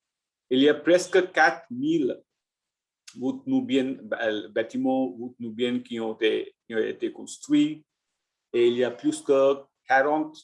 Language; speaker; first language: French; non-native, learner; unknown